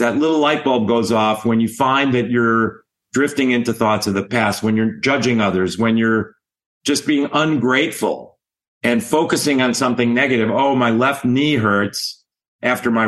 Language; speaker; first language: English; native; English